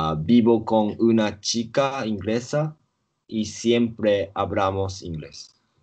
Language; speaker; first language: Spanish; non-native, learner; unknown